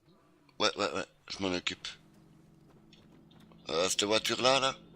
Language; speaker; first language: French; native; French